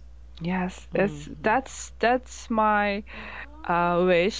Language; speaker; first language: English; non-native, learner; Korean